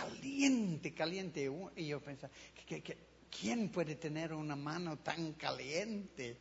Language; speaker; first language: Spanish; non-native, learner; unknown